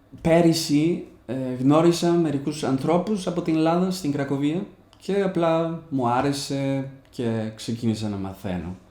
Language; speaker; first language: Greek; non-native, learner; Spanish